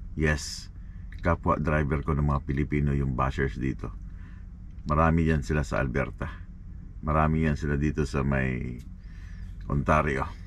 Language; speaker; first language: Filipino; non-native, local second language; Cebuano